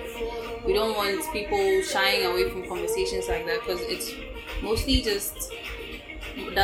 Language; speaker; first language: English; non-native, local second language; Ewe